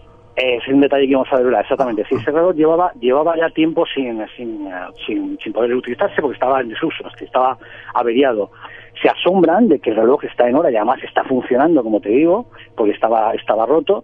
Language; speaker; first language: Spanish; native; Spanish